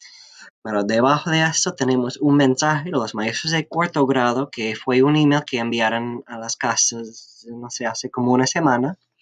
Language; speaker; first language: Spanish; non-native, fluent; English